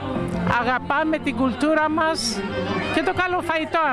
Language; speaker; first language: Greek; early bilingual, heritage; Greek